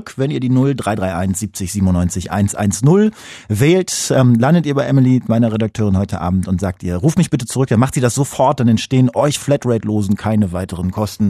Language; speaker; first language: German; native; German